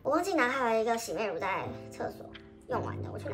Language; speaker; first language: Chinese; native; Chinese